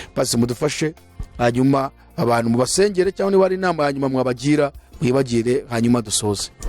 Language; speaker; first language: Kinyarwanda; native; Kinyarwanda